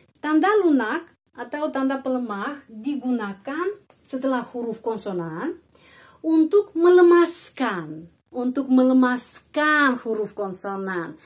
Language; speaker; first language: Indonesian; non-native, fluent; Russian